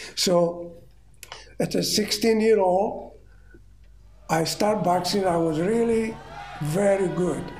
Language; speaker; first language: English; non-native, fluent; Greek